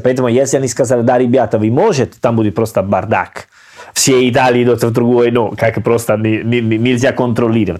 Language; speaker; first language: Russian; non-native, learner; Italian